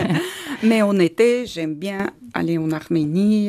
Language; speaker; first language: French; non-native, learner; Armenian